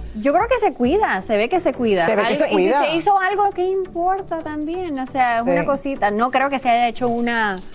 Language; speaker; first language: Spanish; native; Spanish